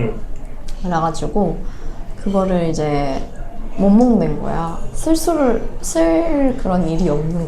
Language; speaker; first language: Korean; non-native, fluent; Persian